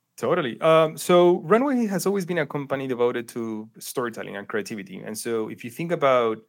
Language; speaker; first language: English; non-native, fluent; Spanish